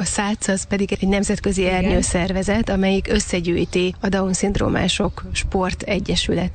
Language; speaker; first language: Hungarian; native; Hungarian